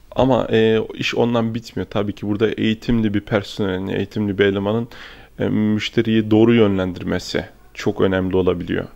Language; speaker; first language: Turkish; early bilingual, heritage; Turkish